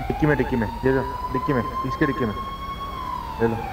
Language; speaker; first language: Hindi; native; Hindi